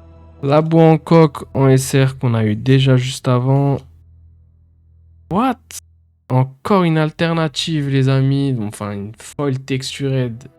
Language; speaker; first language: French; native; French